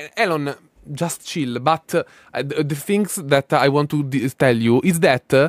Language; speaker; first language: English; non-native, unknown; Italian